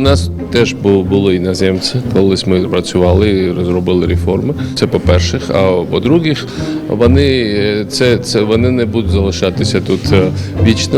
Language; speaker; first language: Ukrainian; non-native, learner; Georgian